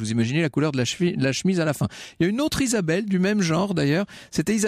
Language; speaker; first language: French; native; French